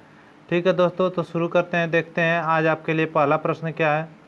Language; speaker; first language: Hindi; native; Hindi